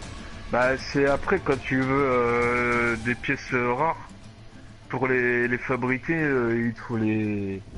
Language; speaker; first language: French; native; French